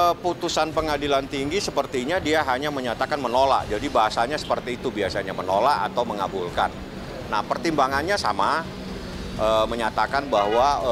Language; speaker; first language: Indonesian; native; Indonesian